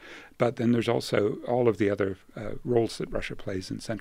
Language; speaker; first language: English; native; English